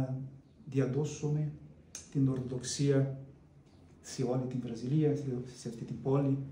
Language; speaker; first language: Greek; non-native, fluent; Portuguese